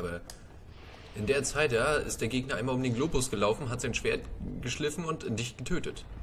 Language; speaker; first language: German; native; German